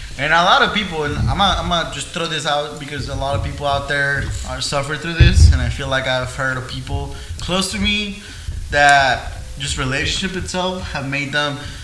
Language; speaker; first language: English; early bilingual, other home language; Spanish